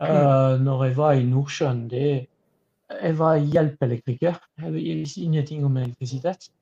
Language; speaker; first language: Norwegian; non-native, fluent; French